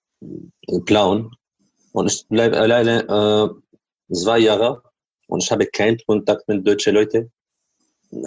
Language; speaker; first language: German; non-native, learner; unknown